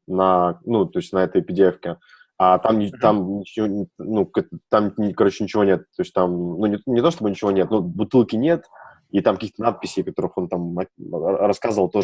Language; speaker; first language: Russian; native; Russian